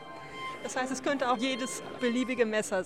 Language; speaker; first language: German; native; German